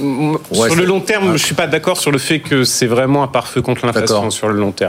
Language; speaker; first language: French; native; French